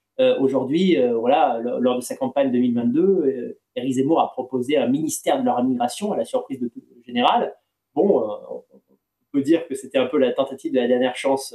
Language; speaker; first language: French; native; French